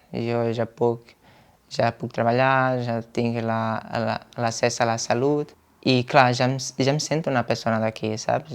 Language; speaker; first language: Catalan; non-native, fluent; Portuguese